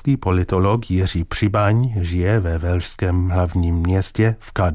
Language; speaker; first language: Czech; native; Czech